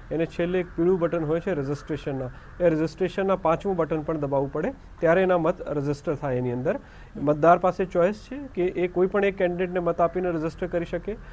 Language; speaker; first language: Gujarati; non-native, local second language; Hindi